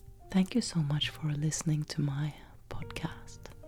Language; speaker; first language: English; non-native, fluent; Norwegian